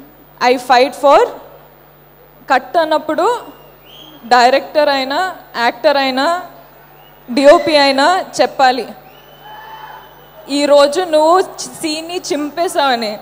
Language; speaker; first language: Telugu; non-native, local second language; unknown